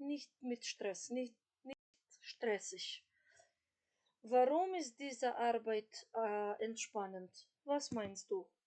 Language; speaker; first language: German; non-native, fluent; Macedonian